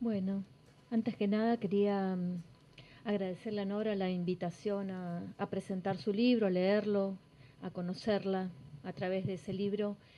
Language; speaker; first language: Spanish; native; Spanish